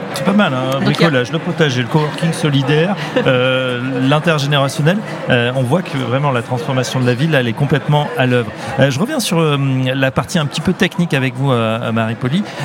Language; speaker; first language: French; native; French